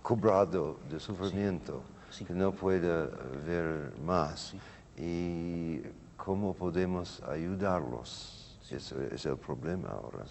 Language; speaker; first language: Spanish; non-native, learner; English